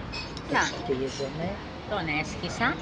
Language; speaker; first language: Greek; non-native, fluent; Filipino